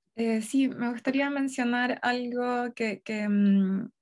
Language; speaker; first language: Spanish; native; Spanish